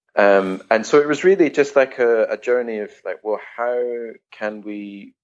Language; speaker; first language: English; native; English